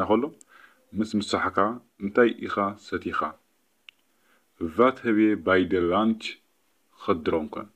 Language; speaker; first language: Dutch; non-native, fluent; Tigrinya